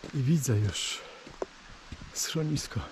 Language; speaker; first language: Polish; native; Polish